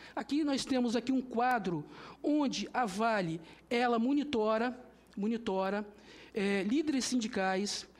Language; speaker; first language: Portuguese; native; Portuguese